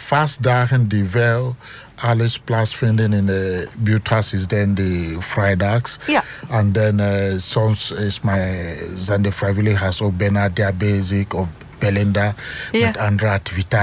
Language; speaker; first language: Dutch; non-native, learner; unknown